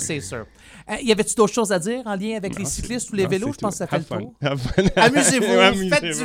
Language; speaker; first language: French; native; French